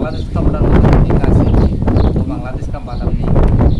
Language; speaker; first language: Hindi; non-native, learner; Bangla